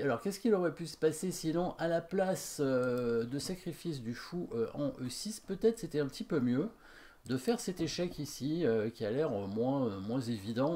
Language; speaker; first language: French; native; French